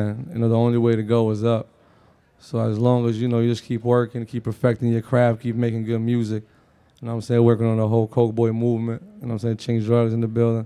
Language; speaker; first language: English; non-native, fluent; Arabic